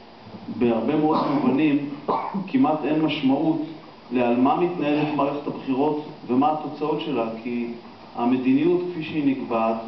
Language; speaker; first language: Hebrew; native; Hebrew